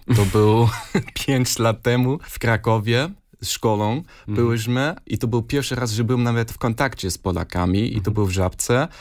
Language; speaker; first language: Polish; non-native, fluent; German